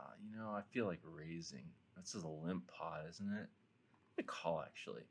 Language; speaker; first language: English; native; English